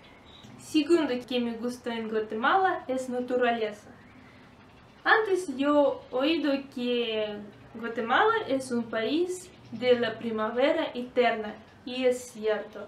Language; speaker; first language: Spanish; non-native, learner; Russian